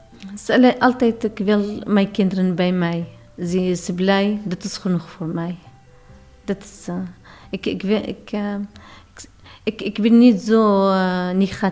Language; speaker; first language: Dutch; non-native, learner; Arabic